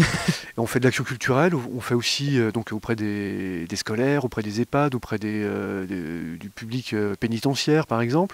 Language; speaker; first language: French; native; French